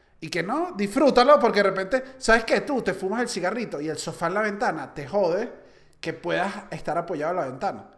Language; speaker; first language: Spanish; native; Spanish